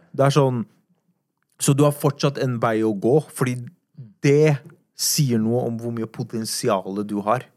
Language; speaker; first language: Norwegian; native; Norwegian